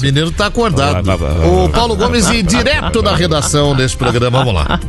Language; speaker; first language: Portuguese; native; Portuguese